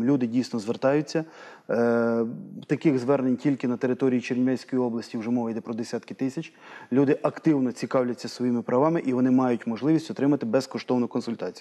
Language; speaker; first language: Ukrainian; native; Ukrainian